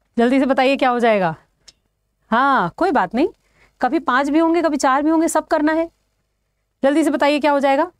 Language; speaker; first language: Hindi; native; Hindi